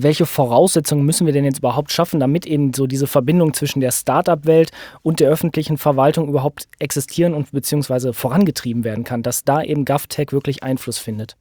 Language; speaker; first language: German; native; German